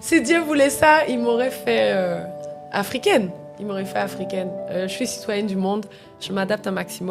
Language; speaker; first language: French; native; French